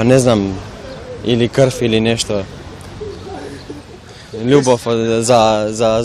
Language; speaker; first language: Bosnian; non-native, learner; Albanian